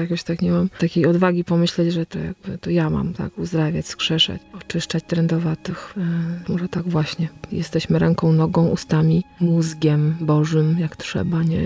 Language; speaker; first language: Polish; native; Polish